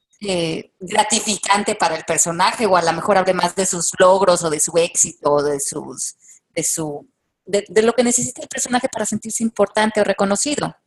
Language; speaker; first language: Spanish; native; Spanish